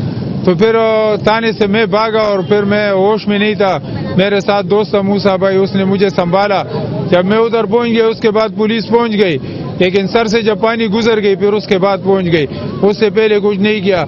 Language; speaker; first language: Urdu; non-native, local second language; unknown